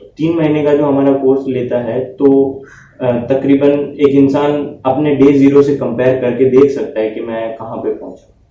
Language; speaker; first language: Hindi; native; Hindi